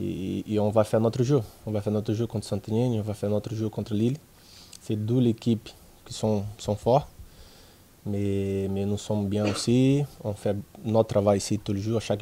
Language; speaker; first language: French; non-native, learner; Portuguese